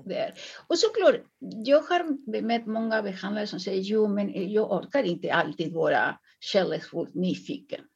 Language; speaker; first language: Swedish; non-native, fluent; Spanish